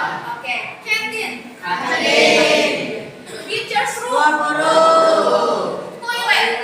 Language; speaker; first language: English; non-native, learner; Indonesian